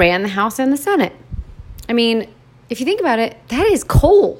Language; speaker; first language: English; native; English